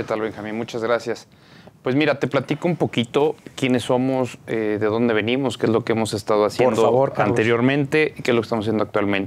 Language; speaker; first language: Spanish; native; Spanish